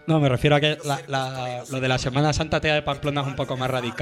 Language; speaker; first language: Spanish; native; Spanish